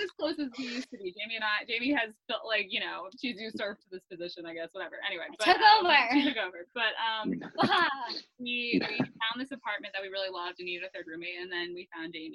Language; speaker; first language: English; native; English